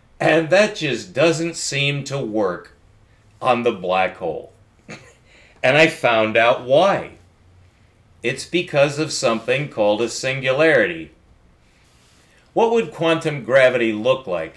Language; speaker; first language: English; native; English